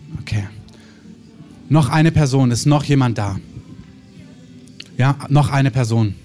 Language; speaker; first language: German; native; German